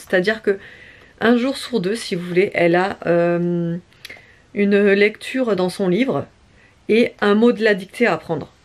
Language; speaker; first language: French; native; French